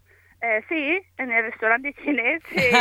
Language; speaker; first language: Spanish; non-native, fluent; Arabic